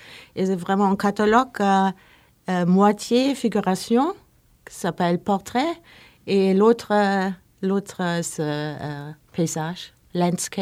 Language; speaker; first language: French; non-native, learner; Norwegian